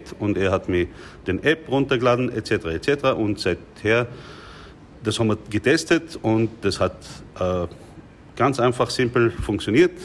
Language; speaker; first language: German; non-native, fluent; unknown